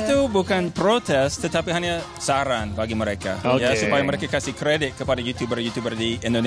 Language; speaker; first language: Indonesian; non-native, fluent; English